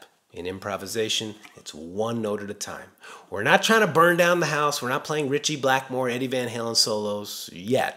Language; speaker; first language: English; native; English